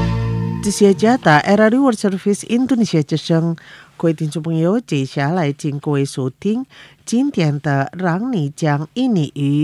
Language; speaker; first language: Chinese; non-native, local second language; Indonesian